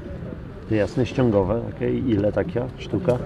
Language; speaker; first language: Polish; native; Polish